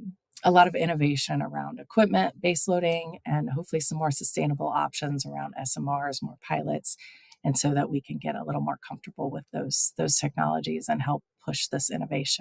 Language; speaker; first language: English; native; English